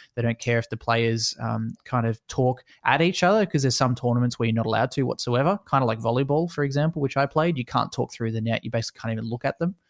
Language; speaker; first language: English; native; English